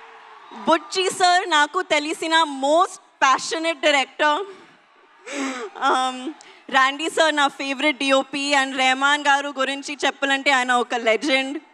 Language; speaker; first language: Telugu; non-native, local second language; Hindi